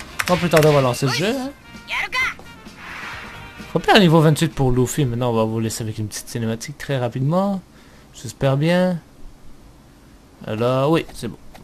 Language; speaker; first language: French; native; French